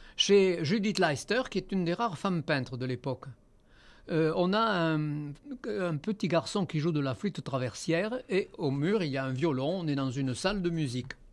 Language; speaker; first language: French; native; French